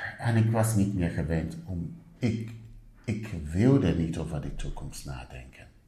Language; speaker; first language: Dutch; non-native, fluent; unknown